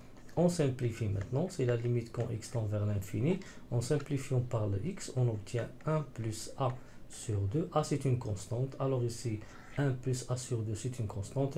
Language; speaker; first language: French; non-native, local second language; Arabic